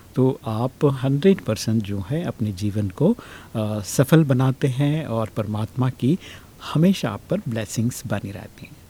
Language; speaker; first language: Hindi; native; Hindi